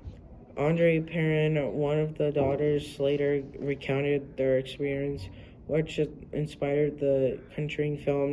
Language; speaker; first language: English; native; English